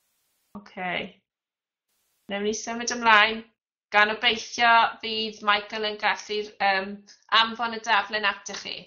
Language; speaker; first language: Welsh; non-native, fluent; English